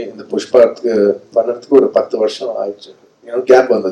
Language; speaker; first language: Tamil; non-native, local second language; Telugu